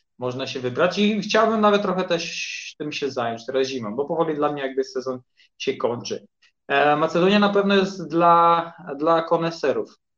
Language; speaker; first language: Polish; early bilingual, heritage; Polish